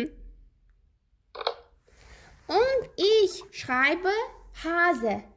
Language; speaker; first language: German; non-native, learner; Azerbaijani